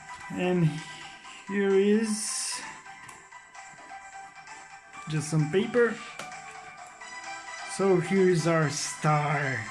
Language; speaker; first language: English; non-native, fluent; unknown